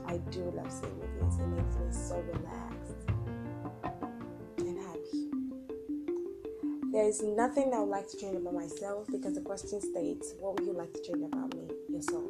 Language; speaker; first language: English; non-native, local second language; Ibibio